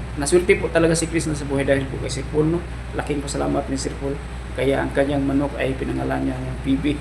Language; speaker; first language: Filipino; non-native, local second language; Cebuano